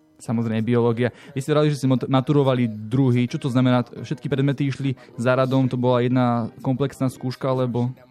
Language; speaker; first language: Slovak; native; Slovak